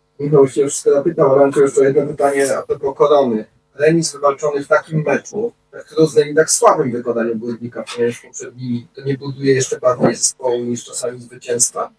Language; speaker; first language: Polish; native; Polish